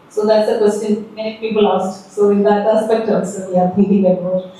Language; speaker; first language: English; non-native, local second language; Malayalam